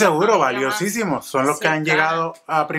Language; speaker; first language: Spanish; native; Spanish